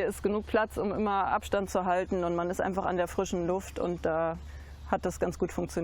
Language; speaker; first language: German; native; German